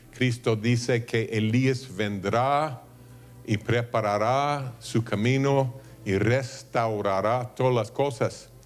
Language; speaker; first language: Spanish; non-native, fluent; English